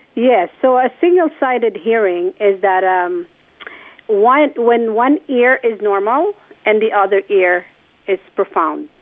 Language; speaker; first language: English; non-native, local second language; Filipino